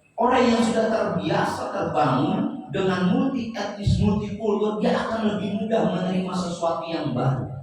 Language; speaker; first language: Indonesian; native; Indonesian